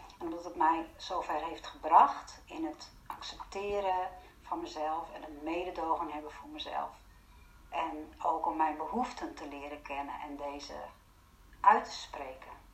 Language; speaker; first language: Dutch; non-native, fluent; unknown